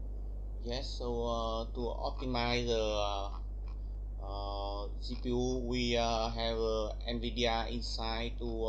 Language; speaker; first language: English; non-native, learner; Vietnamese